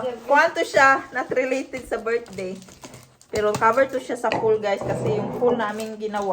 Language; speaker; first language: Filipino; non-native, local second language; Cebuano